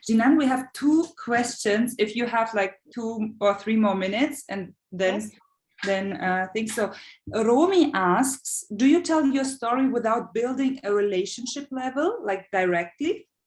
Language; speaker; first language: English; non-native, fluent; German